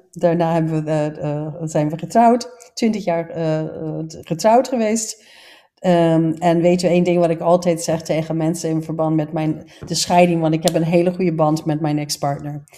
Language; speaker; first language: Dutch; non-native, fluent; English